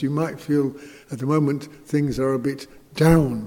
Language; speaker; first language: English; native; English